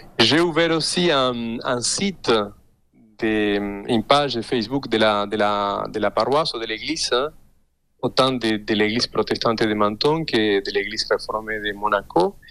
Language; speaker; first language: French; non-native, fluent; Spanish